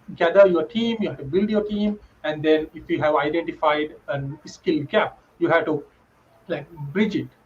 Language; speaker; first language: English; non-native, local second language; Sinhala